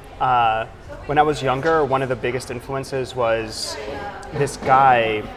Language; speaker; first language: English; early bilingual, other home language; Spanish